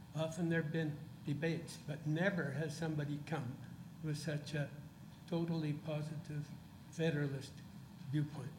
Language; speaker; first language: English; native; English